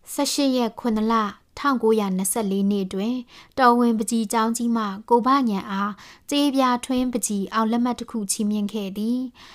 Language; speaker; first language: Burmese; native; Burmese